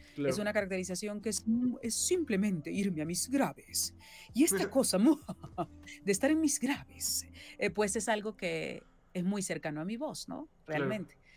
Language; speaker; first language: Spanish; native; Spanish